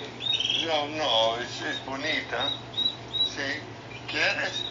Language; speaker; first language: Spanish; non-native, learner; English